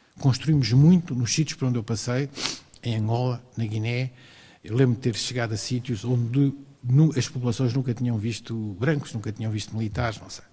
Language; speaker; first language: Portuguese; native; Portuguese